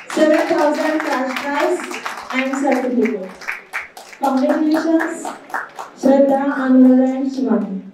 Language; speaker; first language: English; non-native, local second language; Marathi